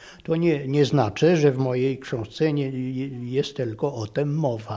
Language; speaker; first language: Polish; non-native, fluent; French